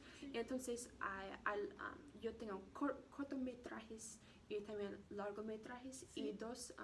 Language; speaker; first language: Spanish; non-native, learner; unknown